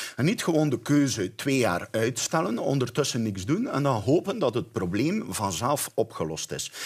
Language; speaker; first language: Dutch; native; Dutch